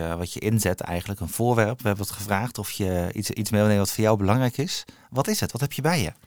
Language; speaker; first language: Dutch; native; Dutch